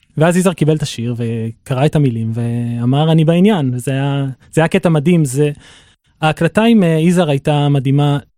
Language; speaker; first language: Hebrew; native; Hebrew